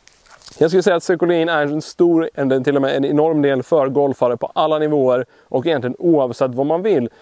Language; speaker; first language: Swedish; native; Swedish